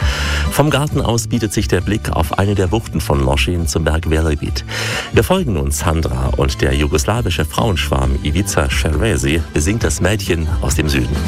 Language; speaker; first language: German; native; German